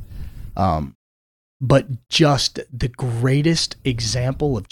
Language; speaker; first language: English; native; English